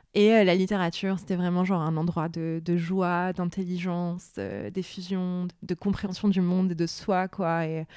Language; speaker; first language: French; non-native, local second language; Arabic